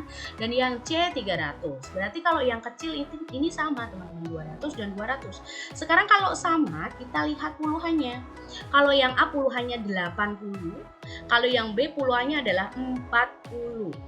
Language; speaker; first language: Indonesian; native; Indonesian